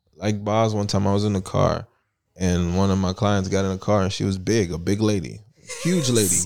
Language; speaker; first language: English; early bilingual, other home language; Italian